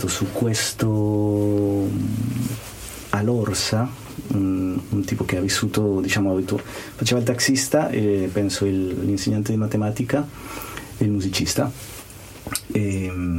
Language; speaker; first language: Italian; non-native, fluent; Spanish